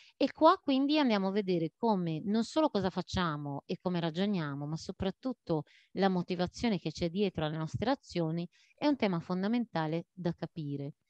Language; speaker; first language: Italian; non-native, fluent; Maltese